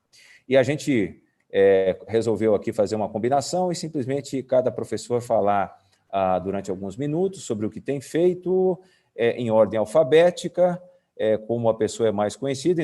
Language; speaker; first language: Portuguese; native; Portuguese